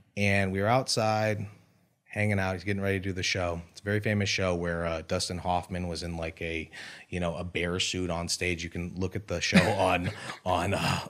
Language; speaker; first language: English; native; English